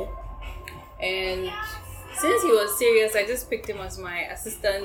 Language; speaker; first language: English; non-native, local second language; Ewe